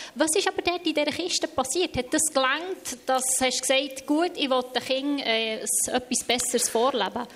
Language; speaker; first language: German; native; German